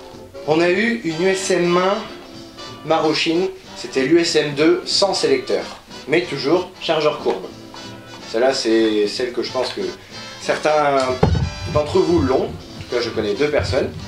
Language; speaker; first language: French; native; French